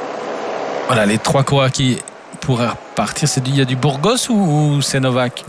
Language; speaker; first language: French; native; French